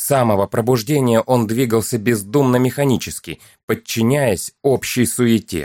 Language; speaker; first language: Russian; native; Russian